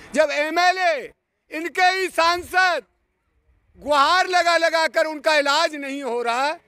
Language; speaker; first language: Hindi; native; Hindi